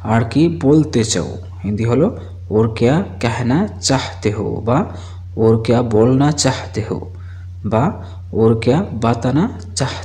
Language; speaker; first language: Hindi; non-native, fluent; Bangla